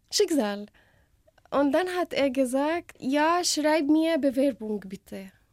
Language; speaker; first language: German; non-native, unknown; Arabic